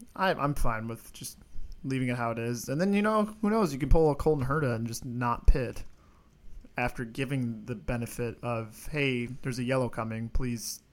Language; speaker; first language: English; native; English